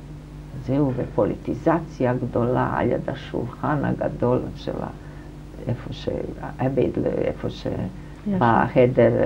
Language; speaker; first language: Hebrew; non-native, fluent; German